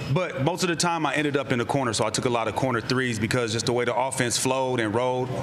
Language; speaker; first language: English; native; English